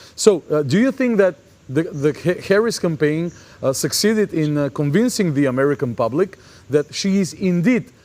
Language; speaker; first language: English; non-native, fluent; Macedonian